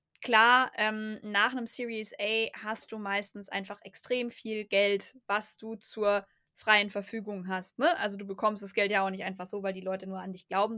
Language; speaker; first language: German; native; German